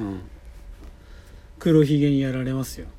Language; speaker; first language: Japanese; native; Japanese